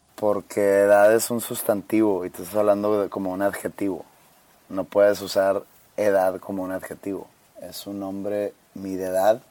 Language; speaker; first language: Spanish; native; Spanish